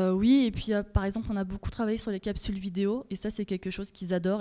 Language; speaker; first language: French; native; French